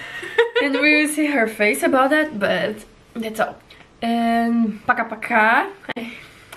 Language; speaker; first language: English; non-native, learner; Portuguese